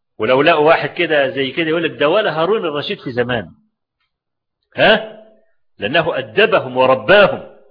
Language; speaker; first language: Arabic; native; Arabic